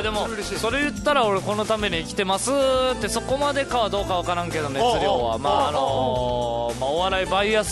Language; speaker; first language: Japanese; native; Japanese